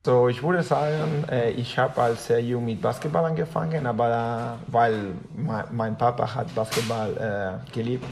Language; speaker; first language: German; non-native, fluent; Spanish